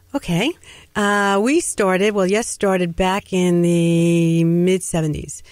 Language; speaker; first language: English; native; English